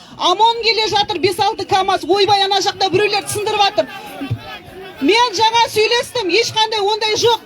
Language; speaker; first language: Kazakh; native; Kazakh